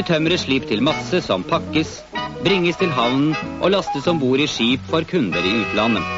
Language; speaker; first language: Norwegian; native; Norwegian